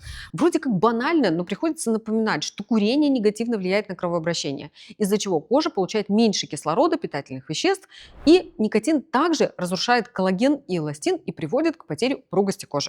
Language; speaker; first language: Russian; native; Russian